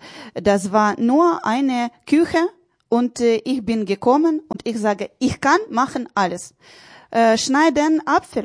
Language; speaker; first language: German; non-native, learner; Ukrainian